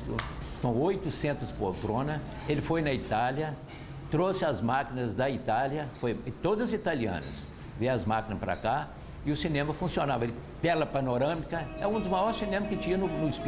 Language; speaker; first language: Portuguese; native; Portuguese